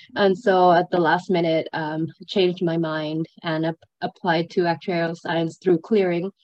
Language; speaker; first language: English; non-native, fluent; Sinhala